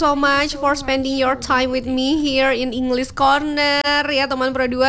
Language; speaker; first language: English; non-native, learner; Indonesian